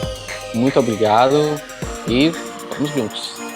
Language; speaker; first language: Portuguese; native; Portuguese